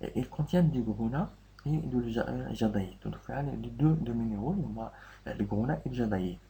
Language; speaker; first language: French; non-native, local second language; Arabic